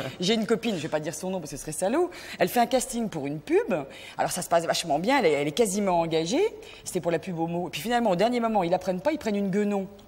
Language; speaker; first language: French; native; French